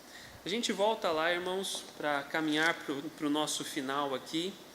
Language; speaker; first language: Portuguese; native; Portuguese